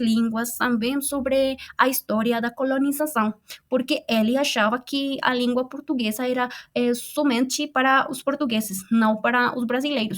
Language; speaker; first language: Portuguese; non-native, fluent; Spanish